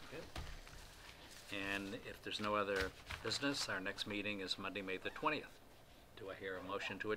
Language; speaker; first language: English; native; English